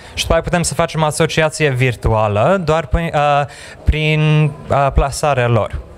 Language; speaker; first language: Romanian; early bilingual, heritage; Romanian